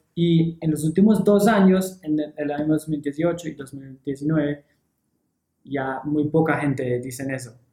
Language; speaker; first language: Spanish; non-native, fluent; English